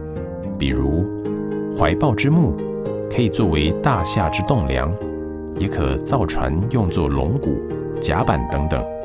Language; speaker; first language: Chinese; native; Chinese